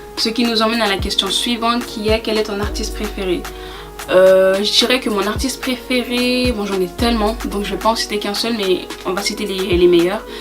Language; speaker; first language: French; native; French